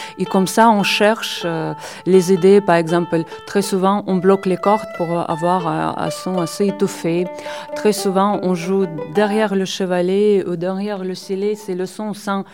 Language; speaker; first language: French; non-native, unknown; Russian